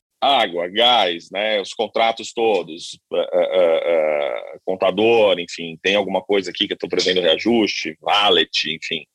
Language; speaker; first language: Portuguese; native; Portuguese